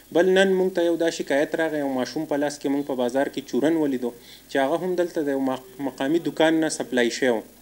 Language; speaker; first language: Pashto; native; Pashto